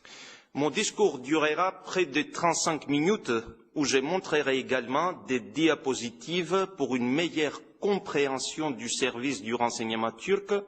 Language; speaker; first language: French; non-native, fluent; Greek